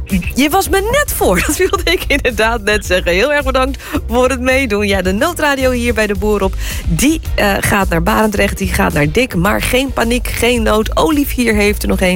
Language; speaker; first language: Dutch; native; Dutch